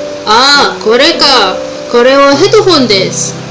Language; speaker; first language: Japanese; non-native, learner; Malay